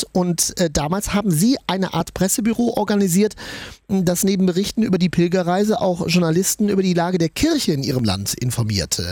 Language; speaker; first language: German; native; German